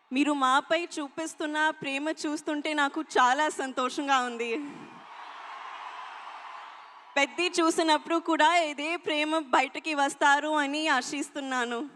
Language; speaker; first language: Telugu; non-native, learner; Hindi